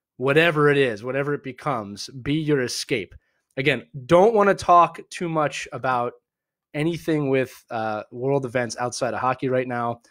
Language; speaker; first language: English; native; English